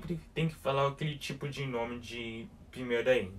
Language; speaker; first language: Portuguese; early bilingual, heritage; Portuguese